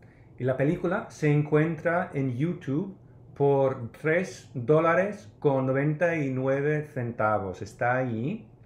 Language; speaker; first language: Spanish; non-native, fluent; English